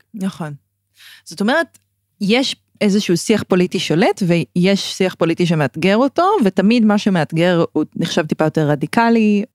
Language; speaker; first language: Hebrew; native; Hebrew